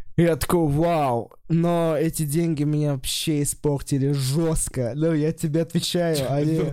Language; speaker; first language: Russian; native; Russian